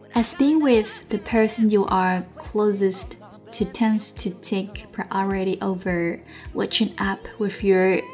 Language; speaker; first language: English; non-native, fluent; Chinese